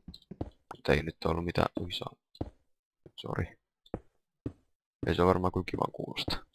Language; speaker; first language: Finnish; native; Finnish